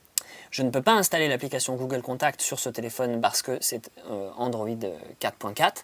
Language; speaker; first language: French; native; French